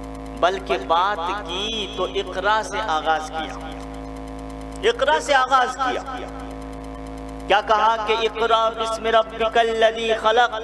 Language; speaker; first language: Urdu; native; Urdu